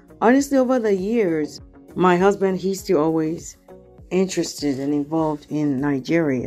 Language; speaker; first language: English; non-native, local second language; Yoruba